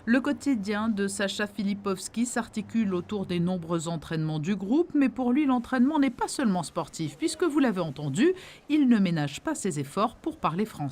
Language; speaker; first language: French; native; French